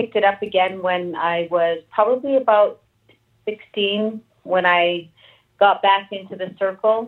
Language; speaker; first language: English; native; English